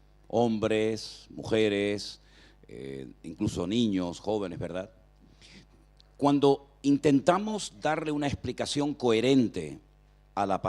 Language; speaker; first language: Spanish; native; Spanish